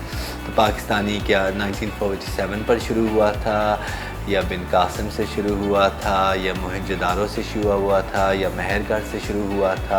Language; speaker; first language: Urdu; early bilingual, heritage; Urdu